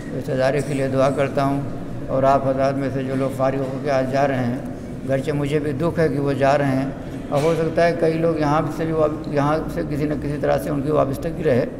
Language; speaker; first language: Urdu; native; Urdu